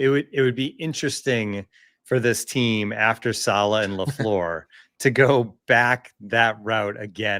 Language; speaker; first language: English; native; English